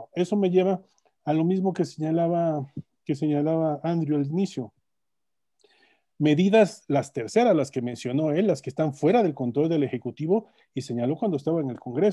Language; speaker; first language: Spanish; native; Spanish